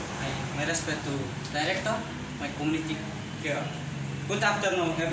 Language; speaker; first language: English; non-native, learner; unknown